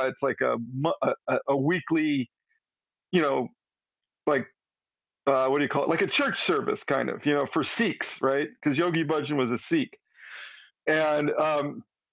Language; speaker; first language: English; native; English